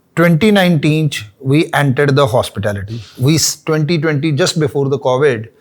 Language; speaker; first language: English; non-native, local second language; Punjabi